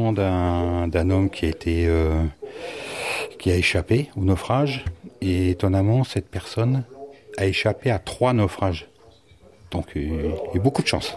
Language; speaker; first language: French; native; French